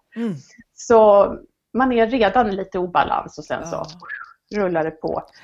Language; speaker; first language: Swedish; native; Swedish